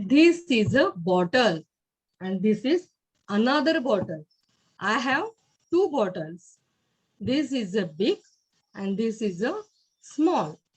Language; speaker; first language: English; non-native, learner; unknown